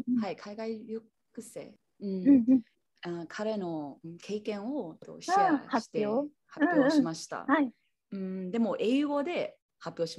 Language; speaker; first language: Japanese; non-native, learner; English